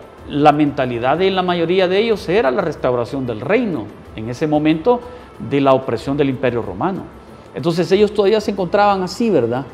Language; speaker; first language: Spanish; native; Spanish